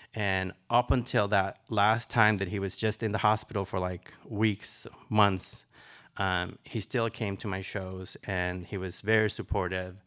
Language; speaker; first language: English; early bilingual, other home language; Spanish